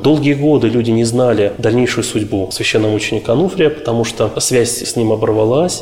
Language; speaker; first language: Russian; native; Russian